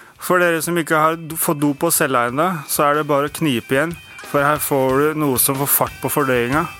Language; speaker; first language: Norwegian; native; Norwegian